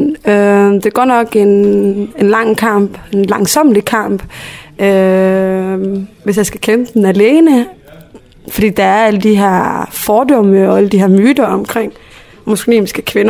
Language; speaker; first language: Danish; early bilingual, other home language; Somali